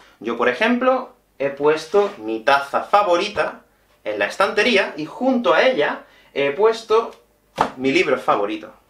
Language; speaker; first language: Spanish; native; Spanish